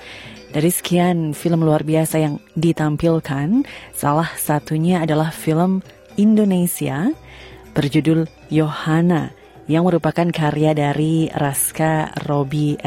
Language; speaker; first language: Indonesian; native; Indonesian